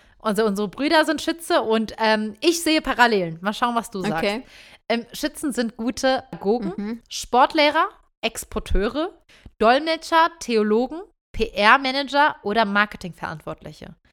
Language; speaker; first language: German; early bilingual, other home language; Turkish